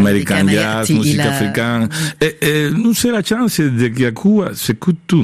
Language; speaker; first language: French; non-native, fluent; Spanish